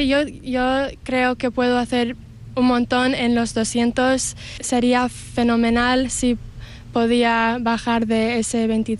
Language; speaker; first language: Spanish; early bilingual, heritage; English